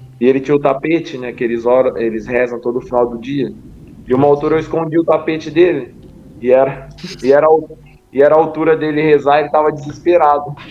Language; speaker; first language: Portuguese; native; Portuguese